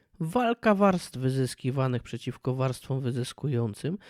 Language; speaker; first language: Polish; native; Polish